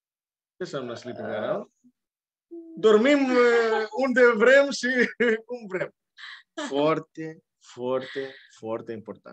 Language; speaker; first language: Romanian; non-native, learner; Greek